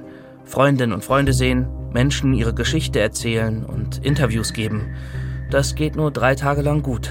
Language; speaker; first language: German; native; German